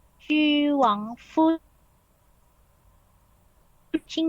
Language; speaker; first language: Chinese; non-native, learner; Indonesian